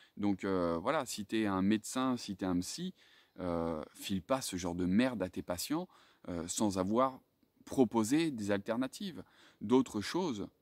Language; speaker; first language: French; native; French